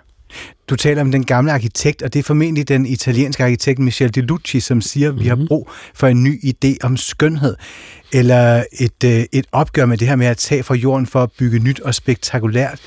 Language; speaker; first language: Danish; native; Danish